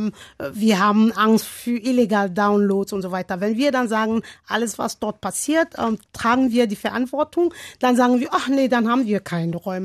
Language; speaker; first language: German; non-native, learner; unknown